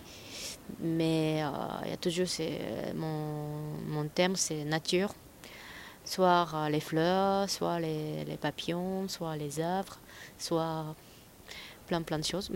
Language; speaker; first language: French; non-native, learner; Japanese